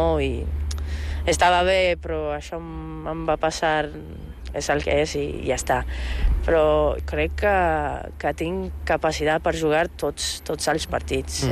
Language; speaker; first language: Catalan; non-native, fluent; Portuguese